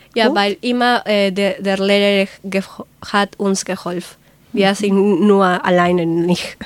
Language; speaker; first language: German; non-native, learner; Spanish